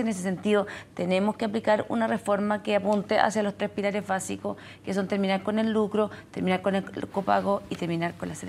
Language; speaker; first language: Spanish; native; Spanish